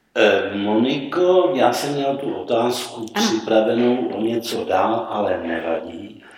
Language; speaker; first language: Czech; native; Czech